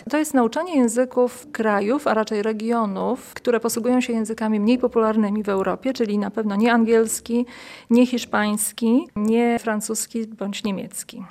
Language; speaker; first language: Polish; native; Polish